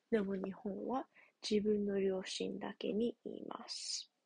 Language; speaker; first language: Japanese; non-native, learner; English